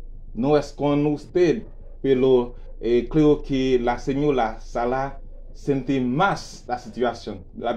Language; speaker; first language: Spanish; non-native, learner; Haitian Creole